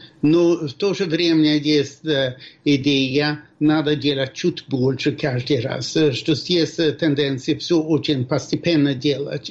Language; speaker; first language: Russian; non-native, fluent; Swedish